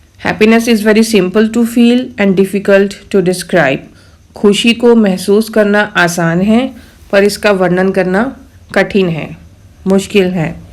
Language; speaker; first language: Hindi; native; Hindi